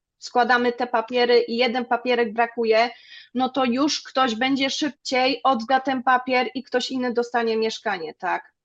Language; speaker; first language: Polish; early bilingual, other home language; German